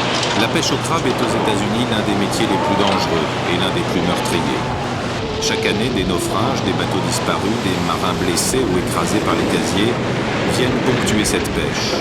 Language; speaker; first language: French; native; French